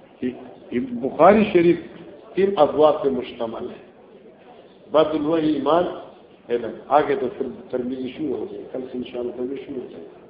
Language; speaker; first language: Urdu; non-native, local second language; Northern Hindko